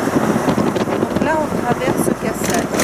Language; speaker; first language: French; native; French